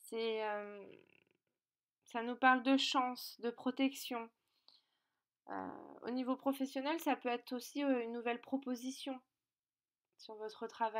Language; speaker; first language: French; native; French